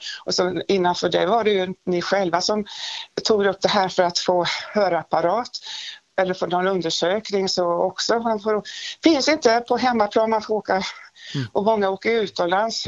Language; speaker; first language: Swedish; native; Swedish